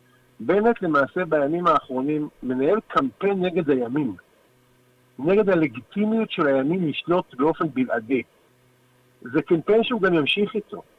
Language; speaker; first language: Hebrew; native; Hebrew